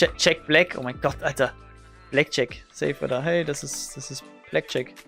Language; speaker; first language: German; native; German